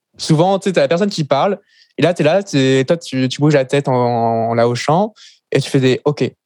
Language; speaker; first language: French; native; French